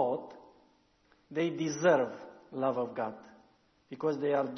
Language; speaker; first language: English; non-native, learner; Romanian